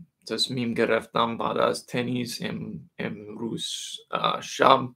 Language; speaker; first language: Persian; non-native, learner; English